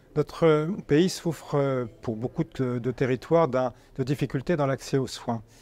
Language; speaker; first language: French; native; French